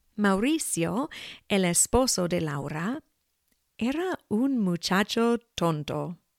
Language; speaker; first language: Spanish; non-native, fluent; English